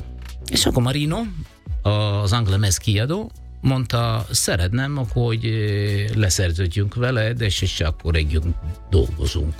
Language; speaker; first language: Hungarian; non-native, learner; Italian